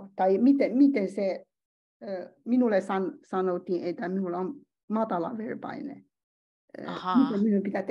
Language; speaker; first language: Finnish; non-native, learner; Chinese